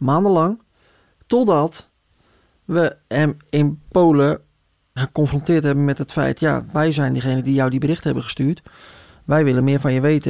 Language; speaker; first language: Dutch; native; Dutch